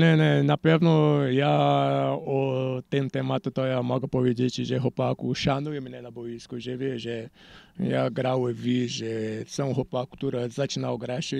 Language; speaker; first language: Polish; non-native, learner; Portuguese